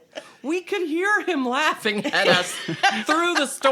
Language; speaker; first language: English; native; English